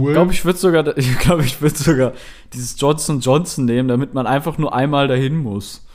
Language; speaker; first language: German; native; German